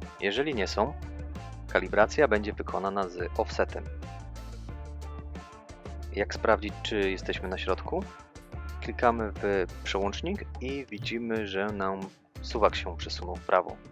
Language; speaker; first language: Polish; native; Polish